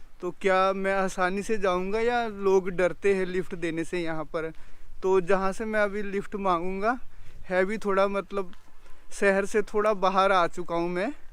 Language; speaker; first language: Hindi; native; Hindi